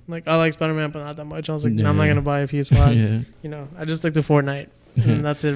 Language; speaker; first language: English; native; English